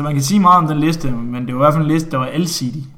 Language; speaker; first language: Danish; native; Danish